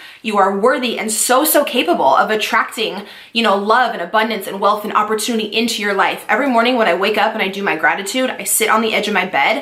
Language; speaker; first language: English; native; English